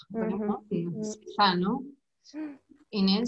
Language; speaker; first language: French; non-native, learner; English